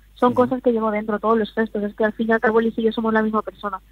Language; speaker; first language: Spanish; native; Spanish